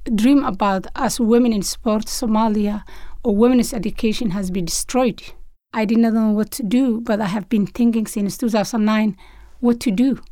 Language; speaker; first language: English; non-native, learner; Somali